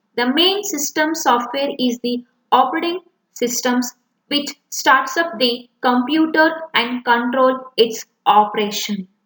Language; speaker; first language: English; non-native, local second language; Kannada